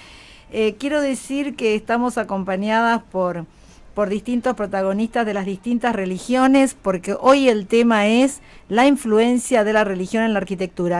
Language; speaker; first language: Spanish; native; Spanish